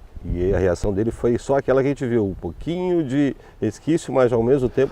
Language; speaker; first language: Portuguese; native; Portuguese